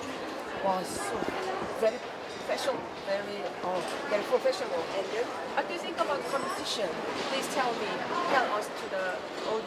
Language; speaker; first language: English; non-native, learner; Korean